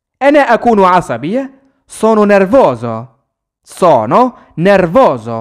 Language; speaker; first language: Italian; non-native, fluent; Arabic